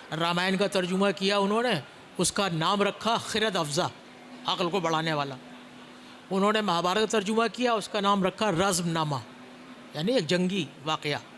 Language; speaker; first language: Urdu; native; Urdu